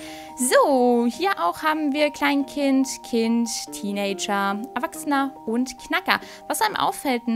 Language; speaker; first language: German; native; German